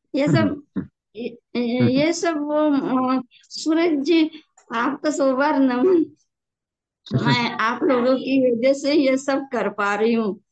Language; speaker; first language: Hindi; native; Hindi